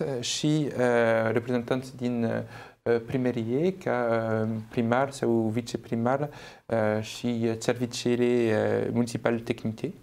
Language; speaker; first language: Romanian; non-native, fluent; French